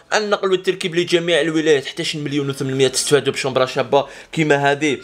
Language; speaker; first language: Arabic; native; Arabic